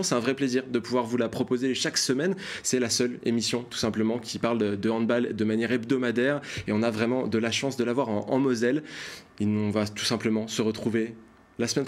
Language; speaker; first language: French; native; French